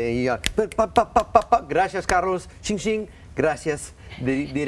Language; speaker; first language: Spanish; non-native, learner; English